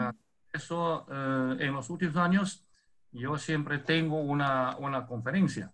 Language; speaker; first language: Spanish; non-native, fluent; Chinese